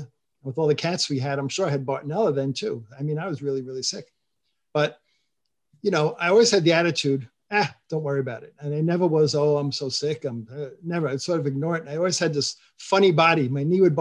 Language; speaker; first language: English; native; English